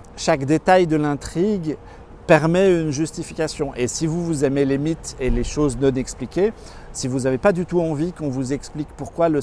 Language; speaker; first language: French; native; French